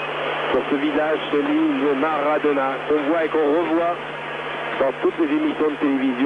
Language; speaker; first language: French; native; French